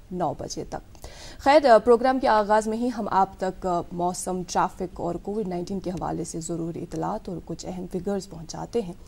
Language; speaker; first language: Hindi; non-native, local second language; Kashmiri